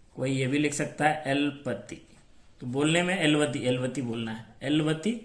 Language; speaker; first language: Hindi; native; Hindi